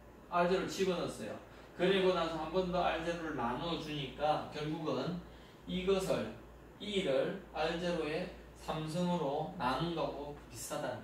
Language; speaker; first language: Korean; native; Korean